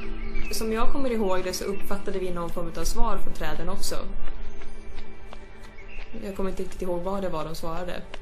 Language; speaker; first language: Swedish; native; Swedish